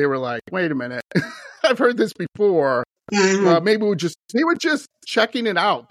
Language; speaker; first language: English; native; English